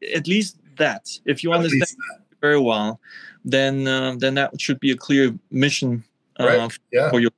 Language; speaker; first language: English; non-native, fluent; German